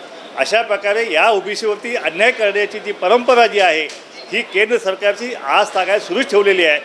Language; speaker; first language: Marathi; native; Marathi